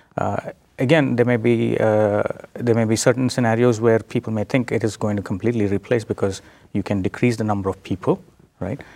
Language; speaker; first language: English; non-native, local second language; Telugu